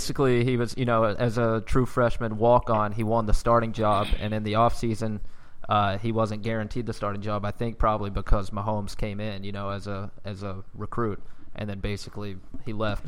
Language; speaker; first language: English; native; English